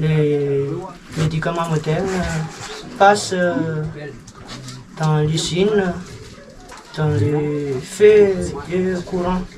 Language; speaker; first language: French; non-native, learner; Malagasy